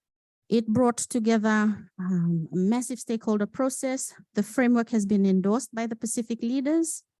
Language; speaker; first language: English; non-native, local second language; Fijian